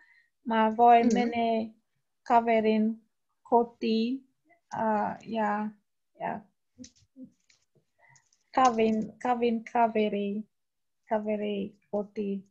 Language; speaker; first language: Finnish; non-native, learner; English